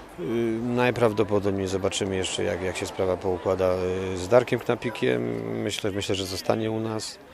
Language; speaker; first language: Polish; native; Polish